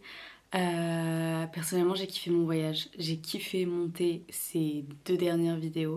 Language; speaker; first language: French; native; French